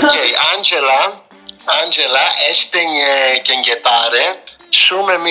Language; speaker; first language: Albanian; non-native, learner; Greek